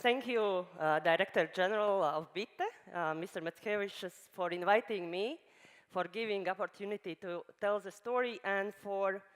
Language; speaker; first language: English; non-native, fluent; Latvian